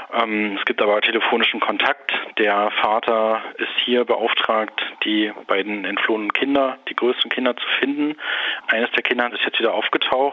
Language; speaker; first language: German; native; German